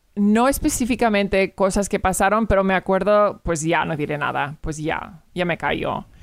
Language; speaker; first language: Spanish; early bilingual, heritage; Spanish